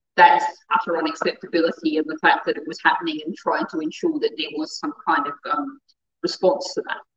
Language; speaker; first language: English; native; English